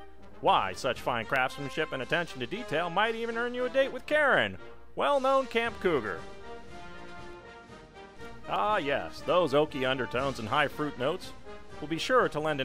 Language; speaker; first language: English; native; English